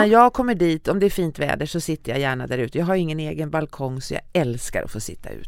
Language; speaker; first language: Swedish; native; Swedish